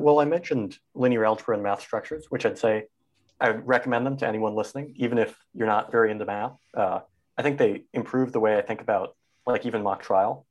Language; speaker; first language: English; native; English